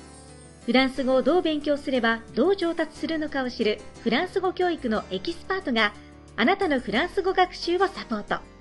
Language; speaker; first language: Japanese; native; Japanese